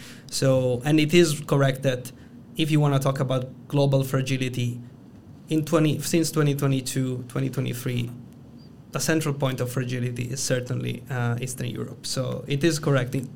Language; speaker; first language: English; non-native, fluent; Italian